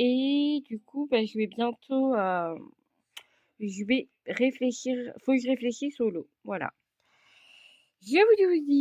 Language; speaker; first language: French; native; French